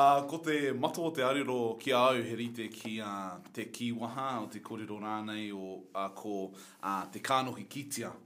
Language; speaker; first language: Māori; non-native, local second language; English